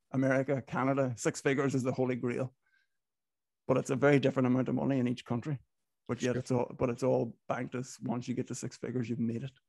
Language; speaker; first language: English; native; English